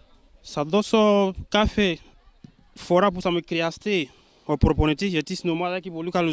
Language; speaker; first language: Greek; non-native, learner; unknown